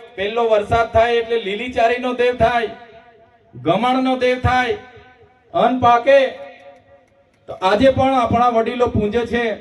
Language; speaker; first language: Gujarati; non-native, local second language; Vasavi